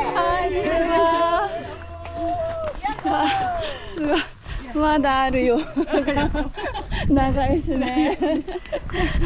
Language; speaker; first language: Japanese; native; Japanese